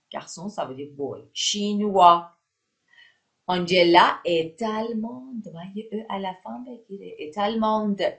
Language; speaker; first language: French; non-native, fluent; Persian